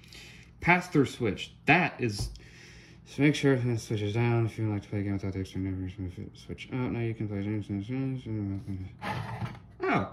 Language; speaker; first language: English; native; English